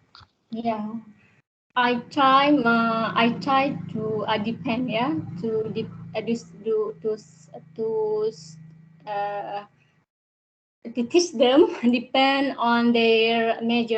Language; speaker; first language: English; non-native, learner; Indonesian